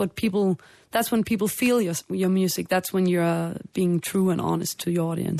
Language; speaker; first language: English; non-native, fluent; Danish